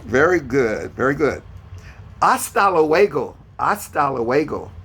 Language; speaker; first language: Spanish; non-native, fluent; English